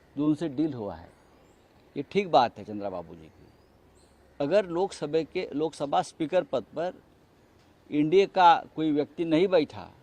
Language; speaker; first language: Hindi; non-native, local second language; Marathi